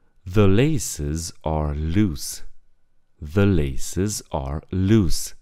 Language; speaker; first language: English; non-native, fluent; Romanian